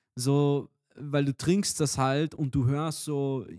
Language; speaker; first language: German; native; German